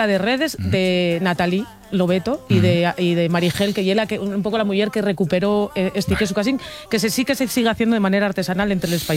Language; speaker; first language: Spanish; native; Spanish